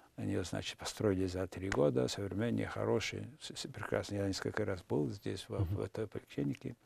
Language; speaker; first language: Russian; non-native, fluent; Mongolian